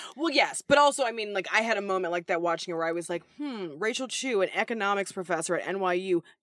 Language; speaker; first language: English; native; English